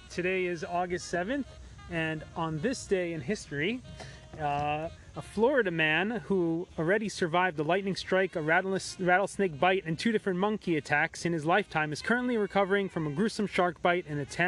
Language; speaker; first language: English; native; English